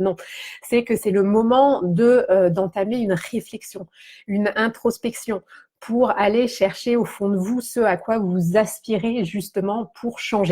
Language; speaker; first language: French; native; French